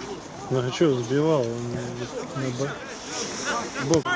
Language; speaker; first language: Russian; native; Russian